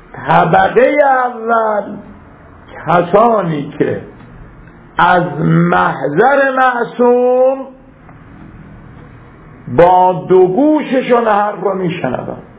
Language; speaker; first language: Persian; native; Persian